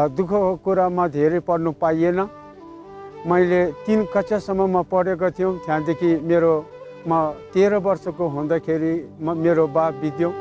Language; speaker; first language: Nepali; non-native, local second language; Gurung